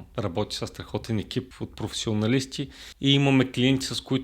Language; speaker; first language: Bulgarian; native; Bulgarian